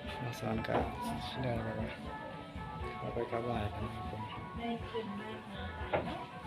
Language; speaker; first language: Thai; non-native, local second language; Lao